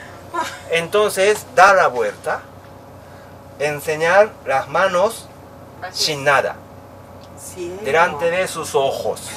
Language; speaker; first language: Spanish; non-native, learner; Japanese